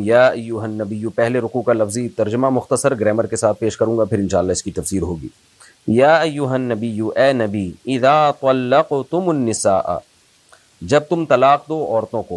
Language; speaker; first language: Urdu; native; Urdu